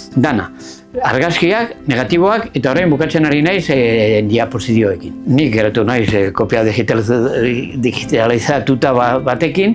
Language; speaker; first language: Basque; native; Basque